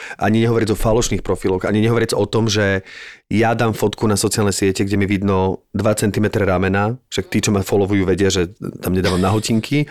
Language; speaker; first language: Slovak; native; Slovak